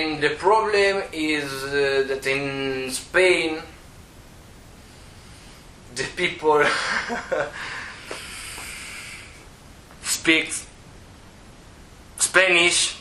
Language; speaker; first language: English; non-native, learner; Italian